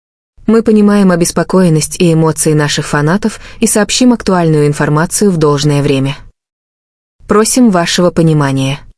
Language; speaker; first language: Russian; native; Russian